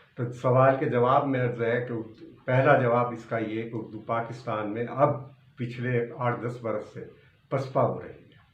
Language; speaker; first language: Urdu; native; Urdu